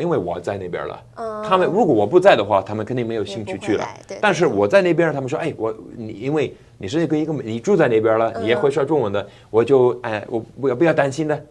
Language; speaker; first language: Chinese; non-native, fluent; English